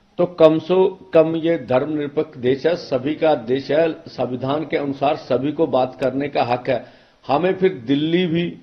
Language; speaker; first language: Hindi; non-native, local second language; Punjabi